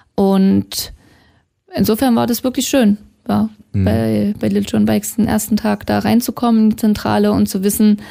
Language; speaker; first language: German; native; German